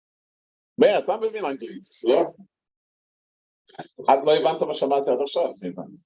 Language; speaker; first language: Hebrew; non-native, fluent; English